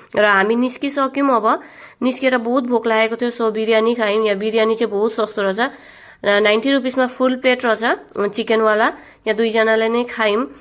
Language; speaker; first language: Nepali; native; Nepali